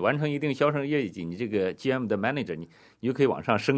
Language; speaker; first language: Chinese; native; Chinese